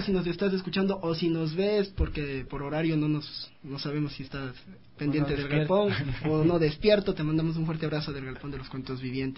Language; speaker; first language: Spanish; native; Spanish